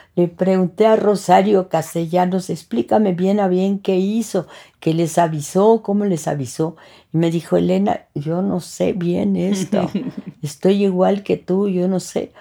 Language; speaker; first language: Spanish; early bilingual, other home language; French